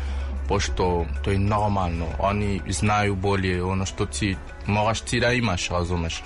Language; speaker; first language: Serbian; non-native, learner; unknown